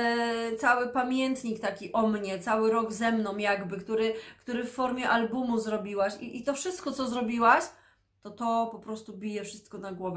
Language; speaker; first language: Polish; native; Polish